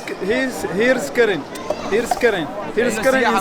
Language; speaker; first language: English; non-native, learner; Arabic